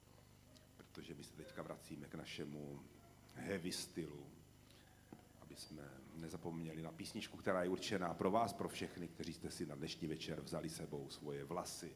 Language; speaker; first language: Czech; native; Czech